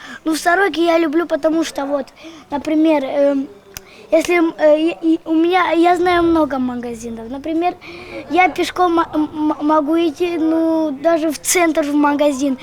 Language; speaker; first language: Russian; non-native, local second language; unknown